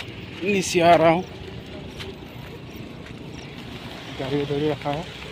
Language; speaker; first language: Hindi; non-native, local second language; Assamese